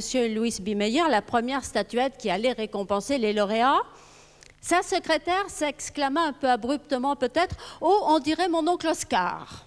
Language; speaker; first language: French; native; French